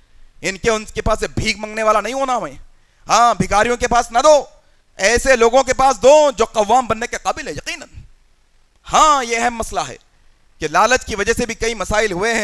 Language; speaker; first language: Urdu; native; Urdu